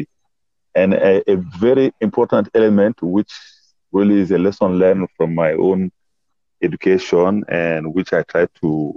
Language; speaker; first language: English; non-native, fluent; Bambara